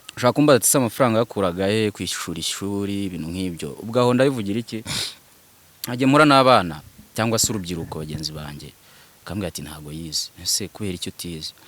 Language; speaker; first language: Kinyarwanda; early bilingual, other home language; Swahili